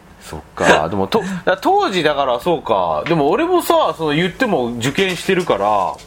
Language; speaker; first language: Japanese; early bilingual, heritage; Japanese